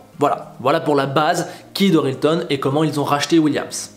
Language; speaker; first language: French; native; French